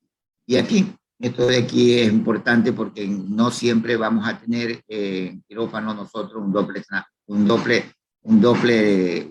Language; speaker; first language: Spanish; native; Spanish